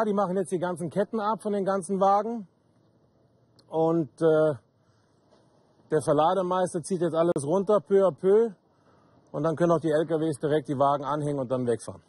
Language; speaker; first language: German; native; German